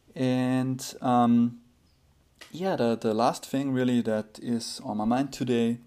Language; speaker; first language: English; non-native, fluent; German